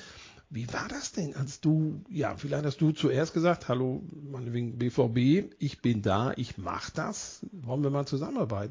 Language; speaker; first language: German; native; German